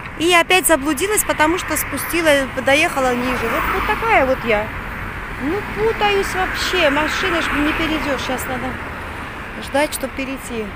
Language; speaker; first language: Russian; native; Russian